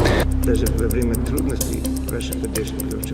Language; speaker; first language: Russian; early bilingual, heritage; Russian